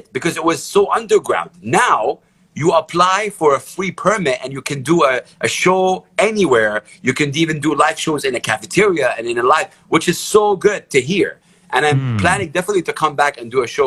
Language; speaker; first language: English; non-native, fluent; Arabic